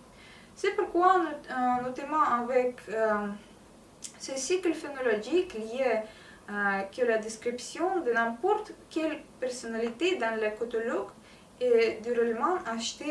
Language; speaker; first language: French; non-native, learner; Russian